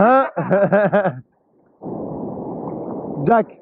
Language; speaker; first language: English; non-native, learner; French